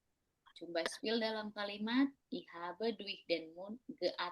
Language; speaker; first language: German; non-native, fluent; Indonesian